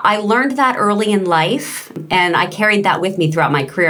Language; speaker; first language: English; native; English